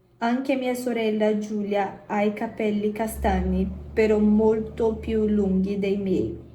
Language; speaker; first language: Italian; non-native, learner; Portuguese